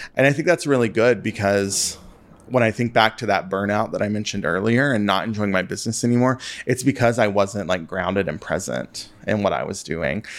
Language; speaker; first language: English; native; English